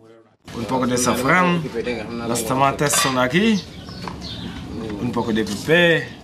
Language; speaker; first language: Spanish; non-native, learner; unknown